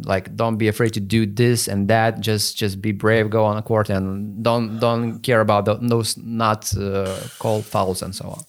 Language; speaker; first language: English; non-native, fluent; Lithuanian